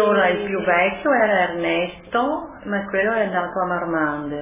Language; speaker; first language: Italian; early bilingual, other home language; French